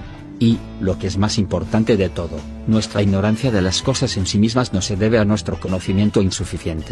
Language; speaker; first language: Spanish; native; Spanish